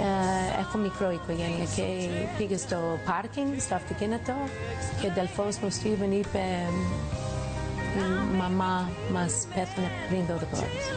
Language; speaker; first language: Greek; early bilingual, heritage; English